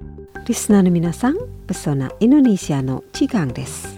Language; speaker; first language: Japanese; non-native, fluent; Indonesian